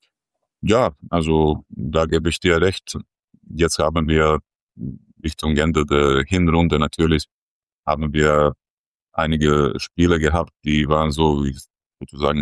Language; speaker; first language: German; non-native, fluent; Croatian